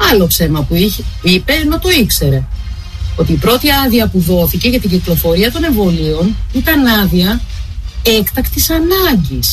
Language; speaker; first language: Greek; native; Greek